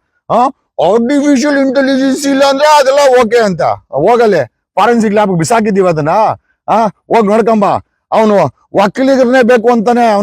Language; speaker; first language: Kannada; native; Kannada